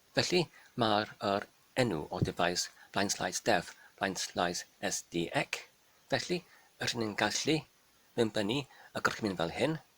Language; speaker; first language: Welsh; non-native, fluent; German